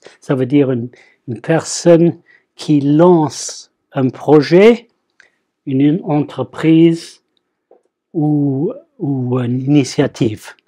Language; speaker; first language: French; non-native, fluent; English